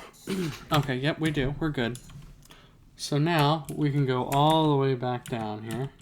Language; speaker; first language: English; native; English